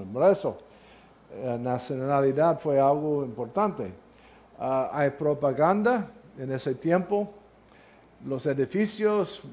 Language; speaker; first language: Spanish; non-native, learner; English